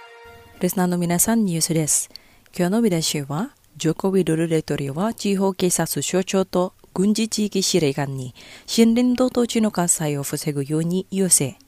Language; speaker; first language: Japanese; non-native, fluent; Indonesian